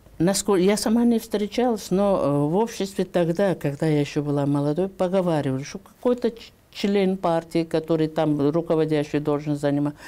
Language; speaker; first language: Russian; non-native, local second language; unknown